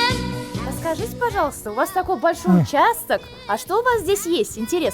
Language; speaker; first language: Russian; native; Russian